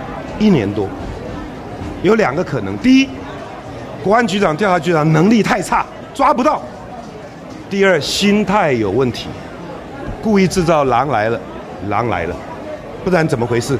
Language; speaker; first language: Chinese; native; Chinese